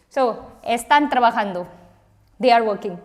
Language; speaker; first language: Spanish; non-native, fluent; Hindi